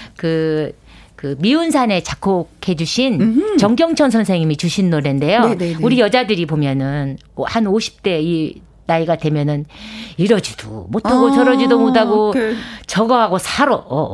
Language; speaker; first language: Korean; native; Korean